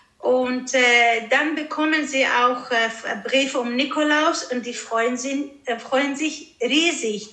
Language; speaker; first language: German; early bilingual, heritage; Greek